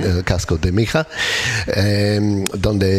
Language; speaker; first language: Spanish; non-native, learner; English